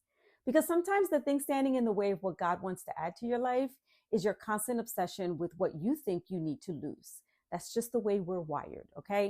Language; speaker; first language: English; native; English